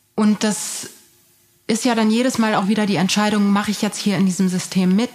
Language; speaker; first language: German; early bilingual, other home language; Persian